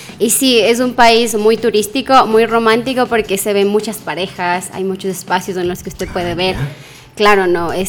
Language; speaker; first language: Spanish; non-native, local second language; Quechua